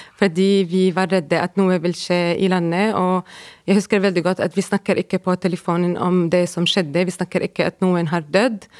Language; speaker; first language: Norwegian; non-native, fluent; Arabic